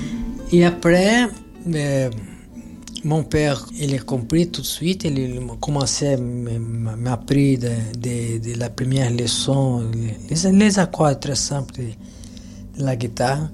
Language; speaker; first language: French; non-native, learner; Portuguese